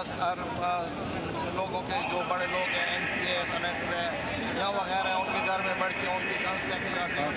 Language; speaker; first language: Hindi; non-native, fluent; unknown